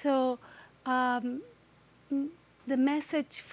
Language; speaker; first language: English; non-native, fluent; Spanish